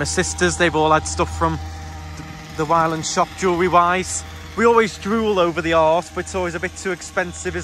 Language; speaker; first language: English; native; English